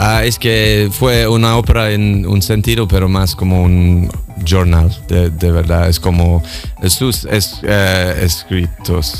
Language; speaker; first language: Spanish; non-native, fluent; English